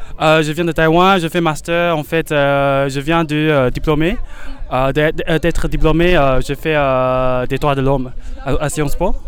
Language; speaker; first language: French; non-native, learner; Chinese